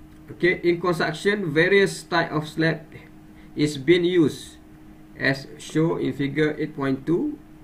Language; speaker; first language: English; non-native, local second language; Malay